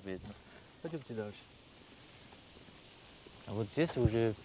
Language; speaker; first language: Russian; non-native, learner; Dutch